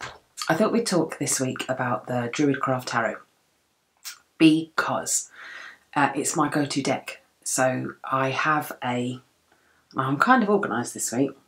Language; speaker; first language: English; native; English